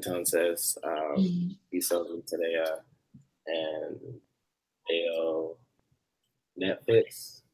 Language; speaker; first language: Spanish; non-native, learner; English